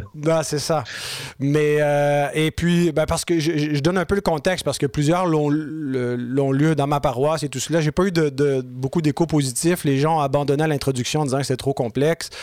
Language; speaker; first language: French; native; French